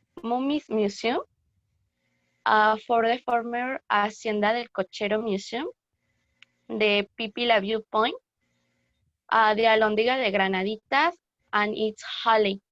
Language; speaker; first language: English; non-native, learner; Spanish